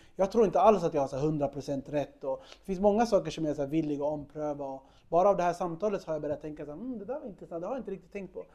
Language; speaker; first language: Swedish; early bilingual, other home language; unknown